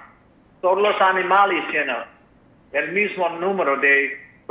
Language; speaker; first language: Spanish; non-native, fluent; English